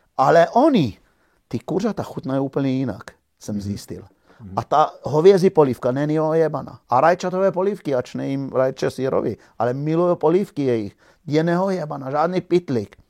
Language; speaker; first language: Czech; non-native, fluent; Croatian